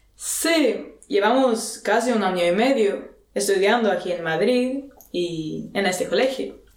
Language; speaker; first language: Spanish; non-native, fluent; Swedish